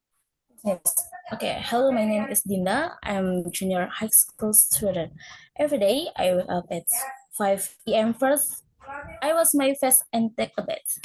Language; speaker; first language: English; non-native, learner; Indonesian